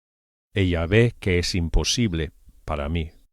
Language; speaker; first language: Spanish; non-native, fluent; English